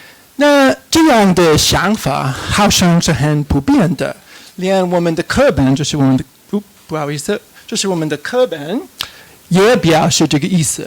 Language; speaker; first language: Chinese; non-native, fluent; English